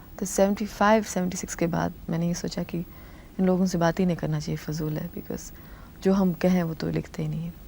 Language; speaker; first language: Hindi; non-native, local second language; Tamil